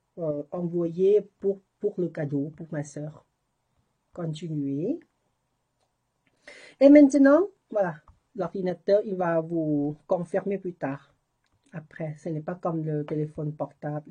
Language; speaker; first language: French; non-native, learner; Thai